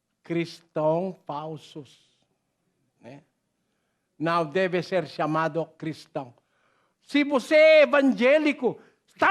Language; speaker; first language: Portuguese; non-native, learner; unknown